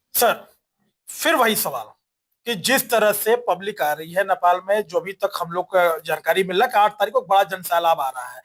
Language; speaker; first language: Hindi; native; Hindi